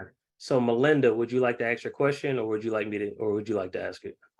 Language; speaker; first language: English; native; English